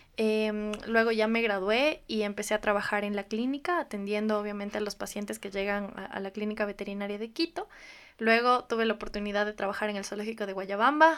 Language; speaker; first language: Spanish; native; Spanish